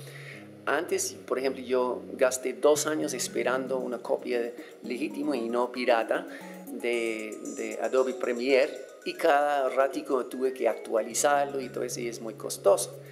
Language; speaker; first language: Spanish; non-native, fluent; English